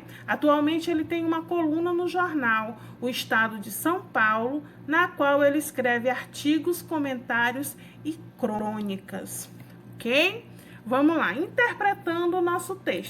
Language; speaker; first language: Portuguese; native; Portuguese